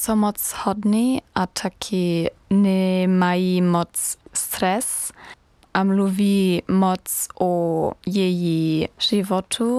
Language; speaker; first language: Czech; non-native, learner; German